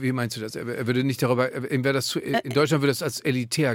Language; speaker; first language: German; native; German